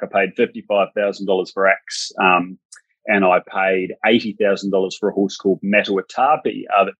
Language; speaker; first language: English; native; English